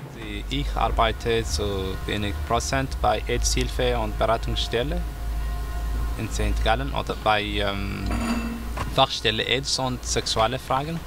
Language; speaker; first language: German; non-native, learner; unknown